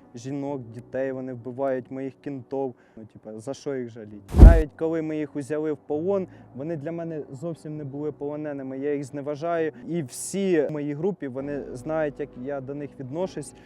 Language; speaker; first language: Ukrainian; non-native, local second language; Russian